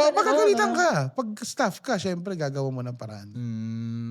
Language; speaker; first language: Filipino; native; Filipino